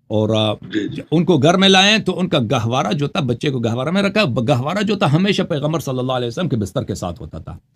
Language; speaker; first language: Urdu; non-native, fluent; Persian